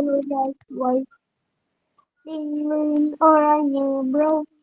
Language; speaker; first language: English; non-native, learner; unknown